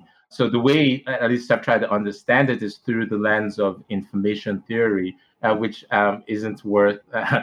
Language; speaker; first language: English; non-native, local second language; Igbo